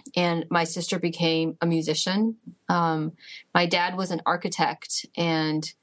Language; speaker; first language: English; early bilingual, other home language; Chinese